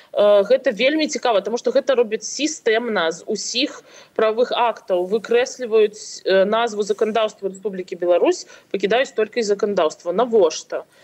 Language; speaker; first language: Belarusian; non-native, local second language; Russian